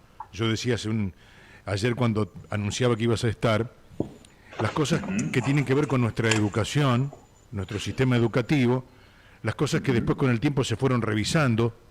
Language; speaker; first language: Spanish; native; Spanish